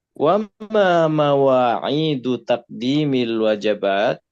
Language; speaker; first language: Arabic; non-native, fluent; Indonesian